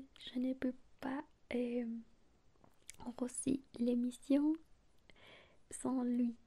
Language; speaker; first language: French; non-native, learner; Spanish